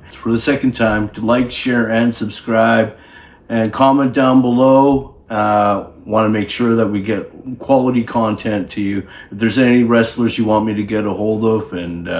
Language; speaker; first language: English; native; English